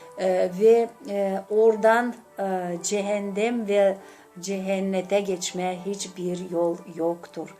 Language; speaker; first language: Turkish; non-native, learner; Gagauz